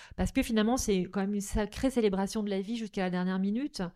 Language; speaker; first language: French; native; French